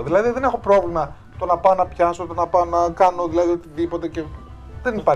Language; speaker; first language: Greek; native; Greek